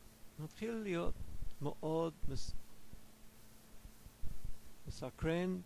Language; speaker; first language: Hebrew; non-native, fluent; English